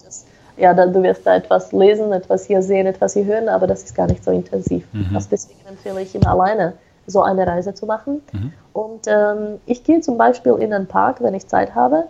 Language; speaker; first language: German; non-native, fluent; Slovak